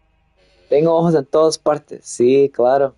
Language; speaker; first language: Spanish; non-native, learner; English